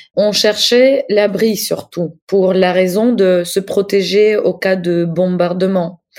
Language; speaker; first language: French; non-native, fluent; Ukrainian